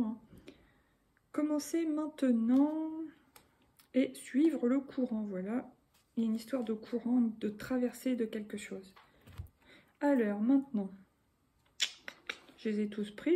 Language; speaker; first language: French; native; French